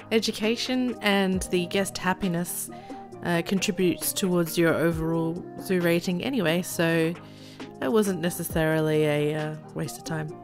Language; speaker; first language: English; native; English